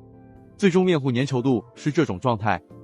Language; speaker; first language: Chinese; native; Chinese